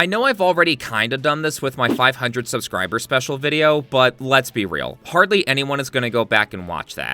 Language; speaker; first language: English; native; English